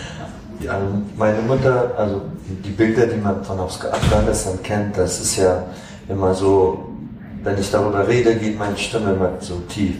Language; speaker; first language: German; non-native, fluent; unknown